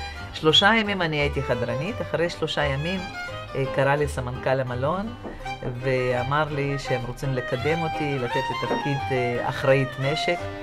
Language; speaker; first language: Hebrew; non-native, fluent; Russian